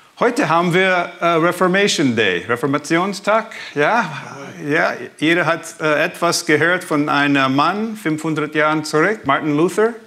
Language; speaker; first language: German; early bilingual, heritage; German